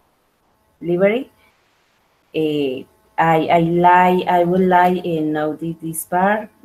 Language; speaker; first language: English; non-native, learner; Spanish